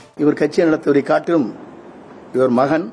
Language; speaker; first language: Tamil; native; Tamil